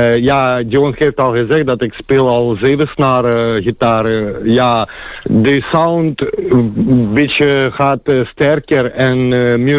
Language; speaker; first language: Dutch; non-native, learner; Ukrainian